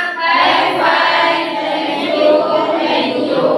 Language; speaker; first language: English; non-native, learner; Indonesian